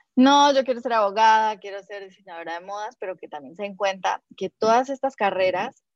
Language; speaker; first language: Spanish; native; Spanish